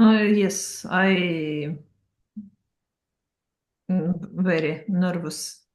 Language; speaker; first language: English; non-native, learner; Russian